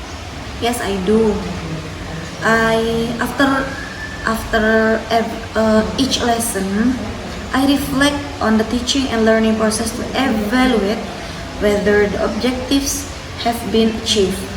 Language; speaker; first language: English; non-native, fluent; Indonesian